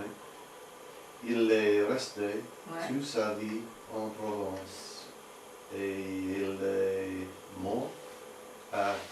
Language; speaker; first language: French; non-native, learner; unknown